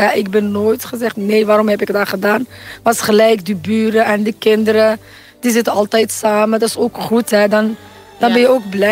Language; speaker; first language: Dutch; non-native, learner; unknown